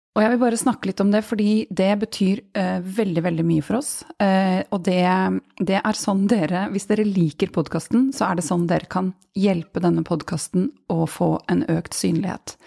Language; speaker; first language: Norwegian; native; Norwegian